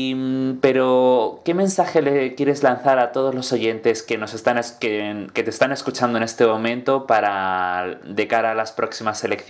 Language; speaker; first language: Spanish; native; Spanish